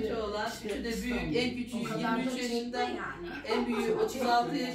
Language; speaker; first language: Turkish; native; Turkish